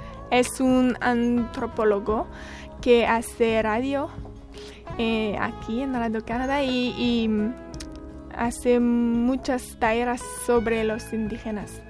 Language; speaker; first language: Spanish; non-native, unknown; French